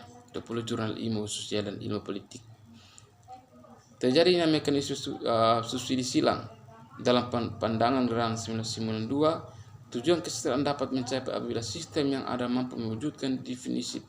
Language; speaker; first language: Indonesian; native; Indonesian